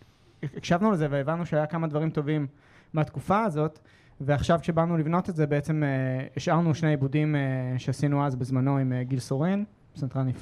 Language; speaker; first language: Hebrew; native; Hebrew